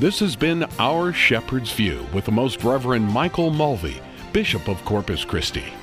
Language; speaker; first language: English; native; English